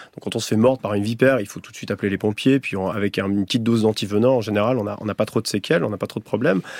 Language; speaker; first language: French; native; French